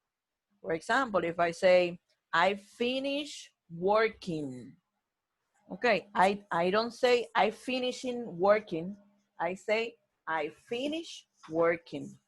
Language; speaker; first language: English; non-native, fluent; Spanish